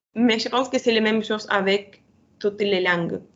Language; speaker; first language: French; non-native, learner; Spanish